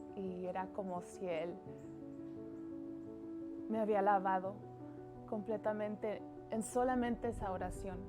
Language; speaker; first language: Spanish; early bilingual, heritage; Spanish